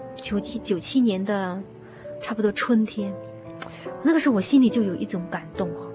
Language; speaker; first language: Chinese; native; Chinese